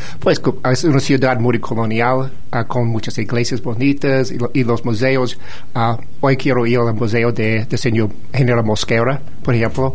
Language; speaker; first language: Spanish; non-native, fluent; English